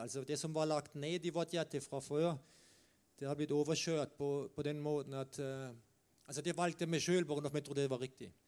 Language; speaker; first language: Norwegian; non-native, fluent; German